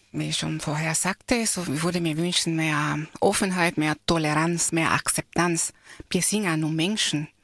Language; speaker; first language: German; non-native, fluent; Spanish